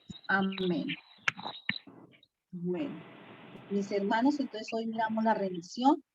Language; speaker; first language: Spanish; native; Spanish